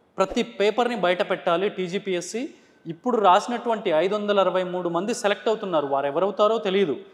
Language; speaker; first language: Telugu; native; Telugu